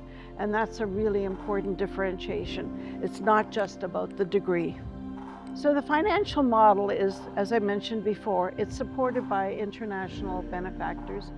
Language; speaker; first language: English; early bilingual, other home language; Ukrainian